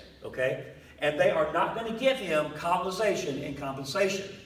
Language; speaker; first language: English; native; English